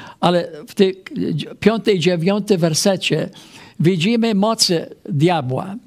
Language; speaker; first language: Polish; non-native, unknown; English